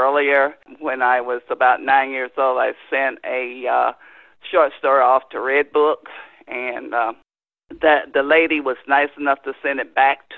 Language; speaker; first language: English; native; English